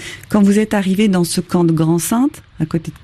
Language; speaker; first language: French; native; French